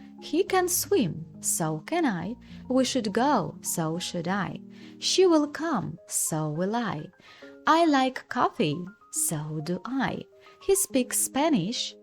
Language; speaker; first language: English; non-native, fluent; Ukrainian